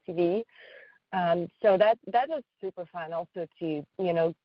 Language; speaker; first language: English; non-native, fluent; Russian